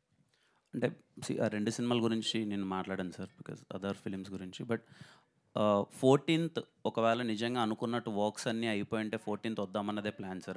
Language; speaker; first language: Telugu; native; Telugu